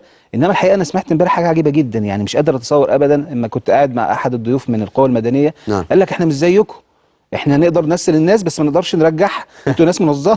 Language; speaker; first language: Arabic; native; Arabic